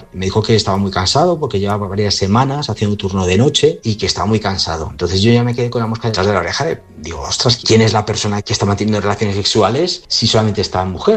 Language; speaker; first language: Spanish; native; Spanish